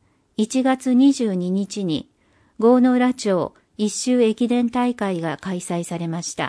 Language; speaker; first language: Japanese; native; Japanese